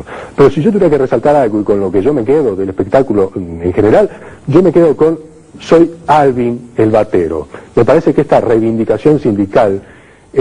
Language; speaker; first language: Spanish; native; Spanish